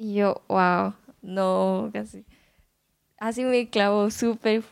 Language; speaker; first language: Spanish; non-native, learner; Japanese